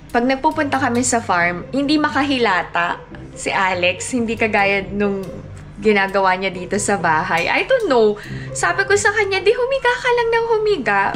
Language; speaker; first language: Filipino; native; Filipino